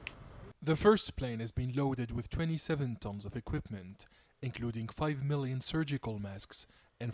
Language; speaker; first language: English; non-native, fluent; Arabic